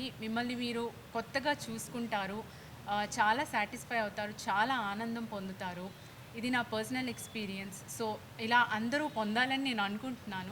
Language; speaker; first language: Telugu; native; Telugu